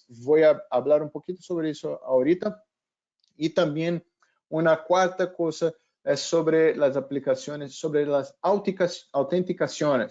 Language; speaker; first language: Spanish; non-native, fluent; Portuguese